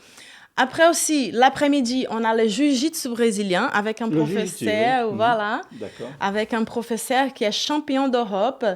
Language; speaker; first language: French; non-native, fluent; Portuguese